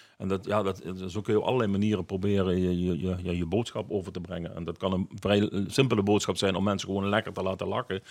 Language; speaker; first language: Dutch; native; Dutch